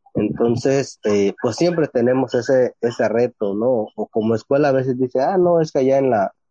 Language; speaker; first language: Spanish; non-native, local second language; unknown